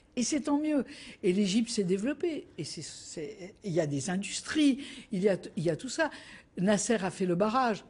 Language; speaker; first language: French; native; French